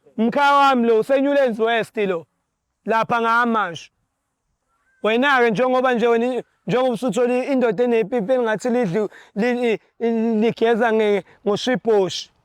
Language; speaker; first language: Zulu; native; Zulu